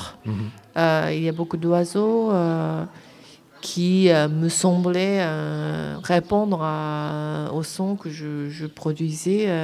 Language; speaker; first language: French; non-native, fluent; Japanese